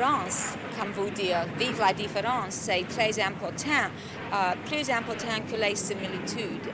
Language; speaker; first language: French; non-native, learner; English